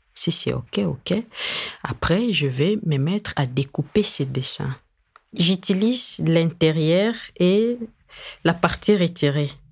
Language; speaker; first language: French; non-native, local second language; Lingala